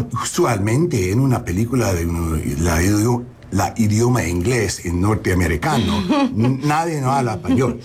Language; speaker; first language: Spanish; non-native, learner; English